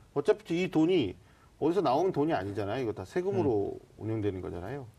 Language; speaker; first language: Korean; native; Korean